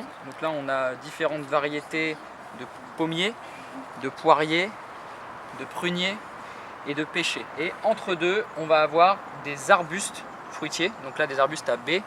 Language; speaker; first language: French; native; French